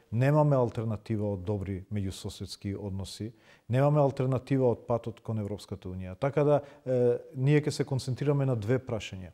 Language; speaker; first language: Macedonian; non-native, local second language; Albanian